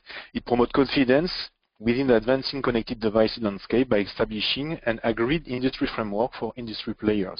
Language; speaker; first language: English; non-native, fluent; French